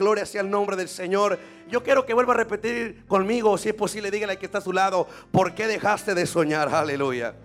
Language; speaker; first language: Spanish; native; Spanish